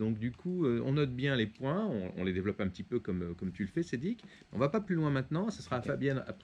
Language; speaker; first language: French; native; French